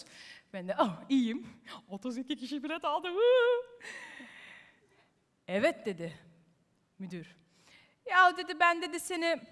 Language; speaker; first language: Turkish; early bilingual, heritage; Turkish